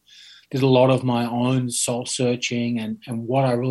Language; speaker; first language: English; native; English